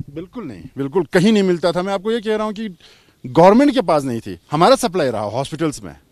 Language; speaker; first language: Hindi; non-native, local second language; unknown